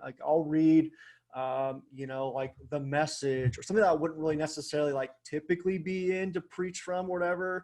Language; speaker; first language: English; native; English